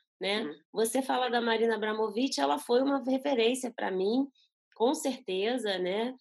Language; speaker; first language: Portuguese; early bilingual, other home language; Spanish